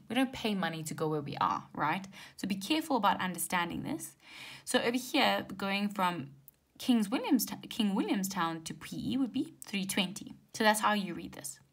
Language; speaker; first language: English; native; English